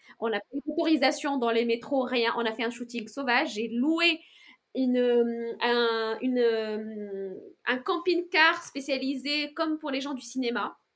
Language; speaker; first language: French; non-native, local second language; Arabic